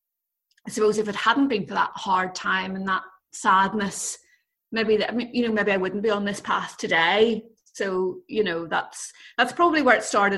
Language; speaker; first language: English; native; English